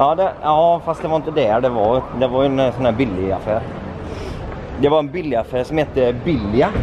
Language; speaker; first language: Swedish; native; Swedish